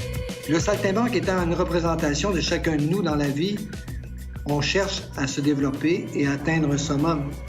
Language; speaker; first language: French; native; French